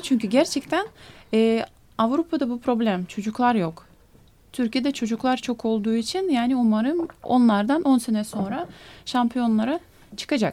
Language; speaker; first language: Turkish; non-native, fluent; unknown